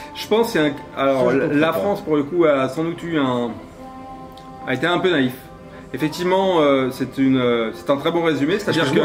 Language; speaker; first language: French; native; French